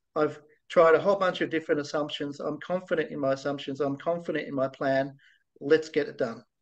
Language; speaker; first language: English; native; English